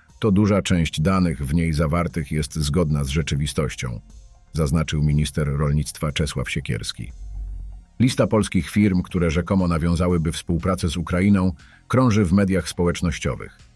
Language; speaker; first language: Polish; native; Polish